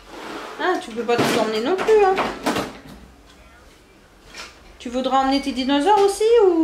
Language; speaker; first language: French; native; French